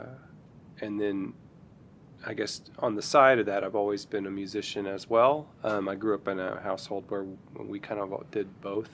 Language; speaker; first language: English; native; English